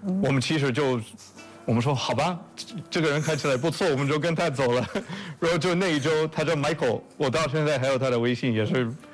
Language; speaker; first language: Chinese; non-native, fluent; English